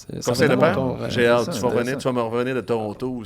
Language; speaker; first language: French; native; French